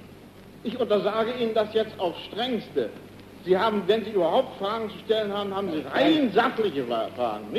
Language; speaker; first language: German; native; German